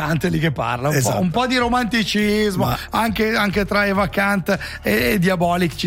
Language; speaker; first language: Italian; native; Italian